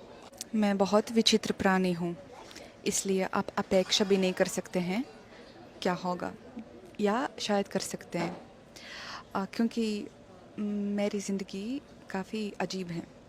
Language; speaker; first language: Hindi; non-native, learner; Russian